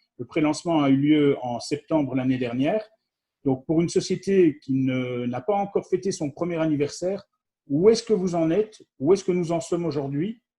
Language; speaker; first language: French; native; French